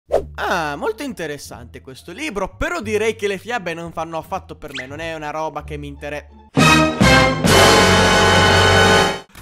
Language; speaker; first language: Italian; native; Italian